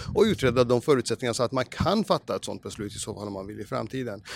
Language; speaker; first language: Swedish; native; Swedish